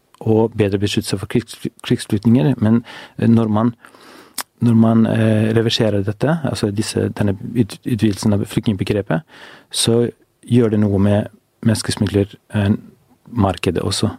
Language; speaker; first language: Norwegian; non-native, fluent; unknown